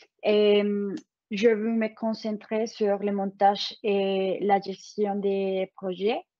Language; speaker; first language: French; non-native, fluent; Spanish